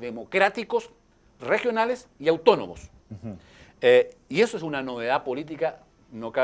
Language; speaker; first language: Spanish; native; Spanish